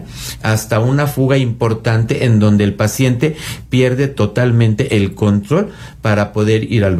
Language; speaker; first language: Spanish; native; Spanish